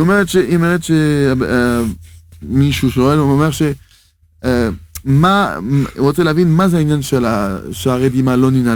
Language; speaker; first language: Hebrew; non-native, fluent; French